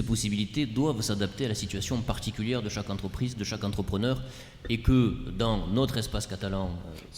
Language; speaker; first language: French; native; French